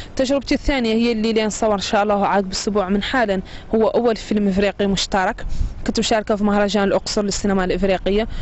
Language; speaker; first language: Arabic; native; Arabic